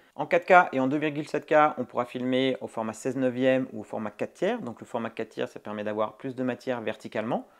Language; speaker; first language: French; native; French